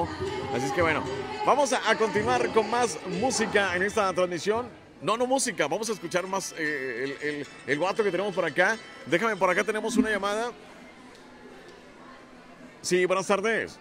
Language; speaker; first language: Spanish; native; Spanish